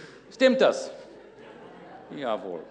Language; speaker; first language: German; non-native, learner; English